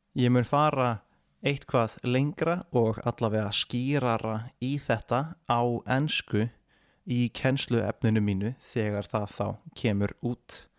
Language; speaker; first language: Icelandic; native; Icelandic